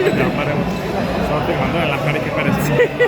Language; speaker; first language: Spanish; native; Spanish